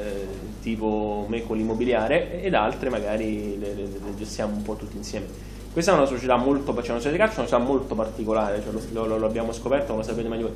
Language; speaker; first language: Italian; native; Italian